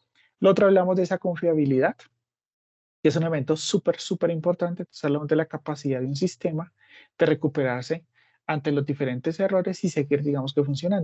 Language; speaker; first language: Spanish; native; Spanish